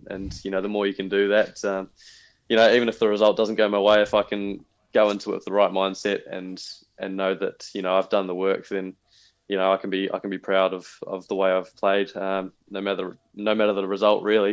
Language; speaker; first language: English; native; English